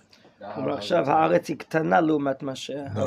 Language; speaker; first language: Hebrew; non-native, fluent; English